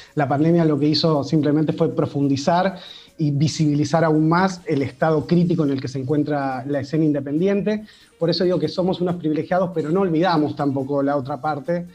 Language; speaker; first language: Spanish; native; Spanish